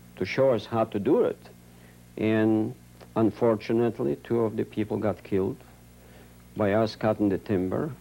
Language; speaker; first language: English; non-native, fluent; Yiddish